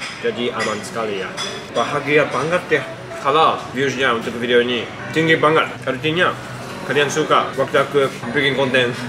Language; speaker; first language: Indonesian; non-native, fluent; Japanese